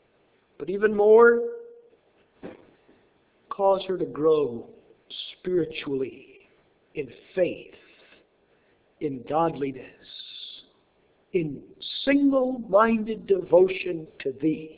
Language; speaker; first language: English; native; English